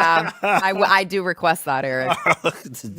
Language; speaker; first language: English; native; English